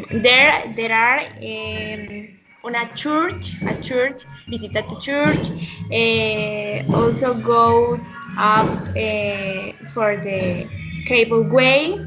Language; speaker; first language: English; non-native, learner; Spanish